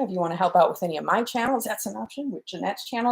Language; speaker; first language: English; native; English